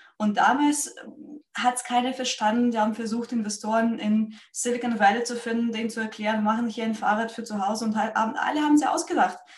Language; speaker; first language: German; non-native, fluent; Russian